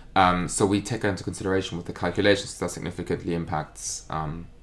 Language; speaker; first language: English; non-native, fluent; German